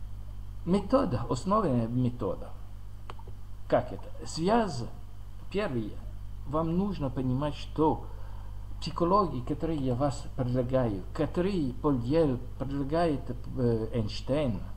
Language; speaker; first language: Russian; non-native, learner; French